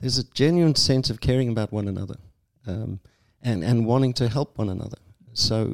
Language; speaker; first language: English; native; English